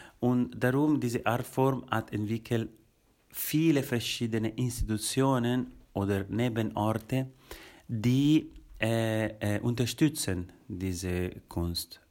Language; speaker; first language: German; non-native, local second language; Italian